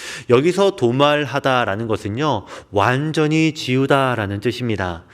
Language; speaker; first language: Korean; native; Korean